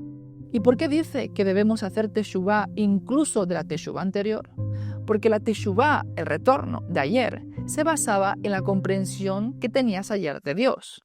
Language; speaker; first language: Spanish; native; Spanish